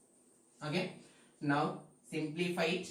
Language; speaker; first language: English; non-native, local second language; Telugu